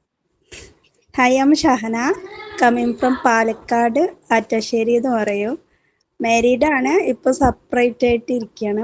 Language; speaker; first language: Malayalam; native; Malayalam